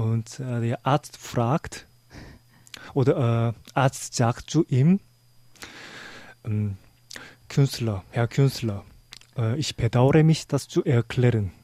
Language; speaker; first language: German; non-native, learner; Korean